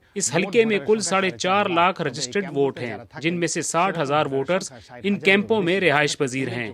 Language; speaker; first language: Urdu; native; Urdu